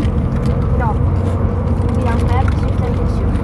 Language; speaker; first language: French; native; French